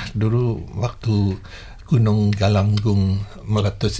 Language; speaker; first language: Indonesian; non-native, local second language; Javanese